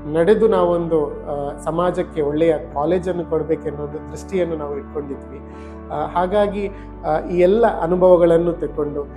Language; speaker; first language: Kannada; native; Kannada